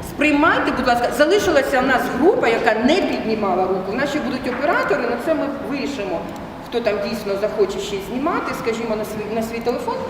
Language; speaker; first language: Ukrainian; non-native, local second language; Russian